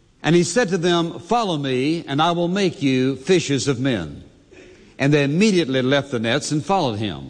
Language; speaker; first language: English; native; English